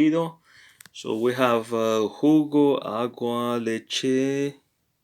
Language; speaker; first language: Spanish; non-native, learner; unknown